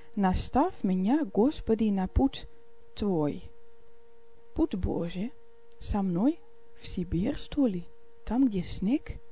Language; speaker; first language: Russian; non-native, fluent; Dutch